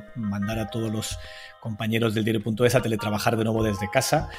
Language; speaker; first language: Spanish; native; Spanish